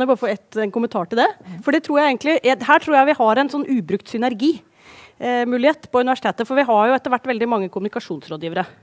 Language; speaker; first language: Norwegian; native; Norwegian